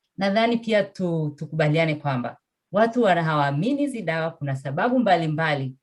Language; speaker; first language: Swahili; native; Swahili